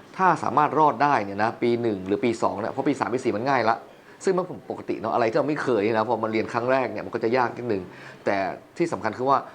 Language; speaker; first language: Thai; native; Thai